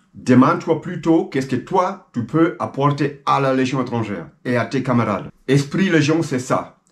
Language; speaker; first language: French; non-native, fluent; German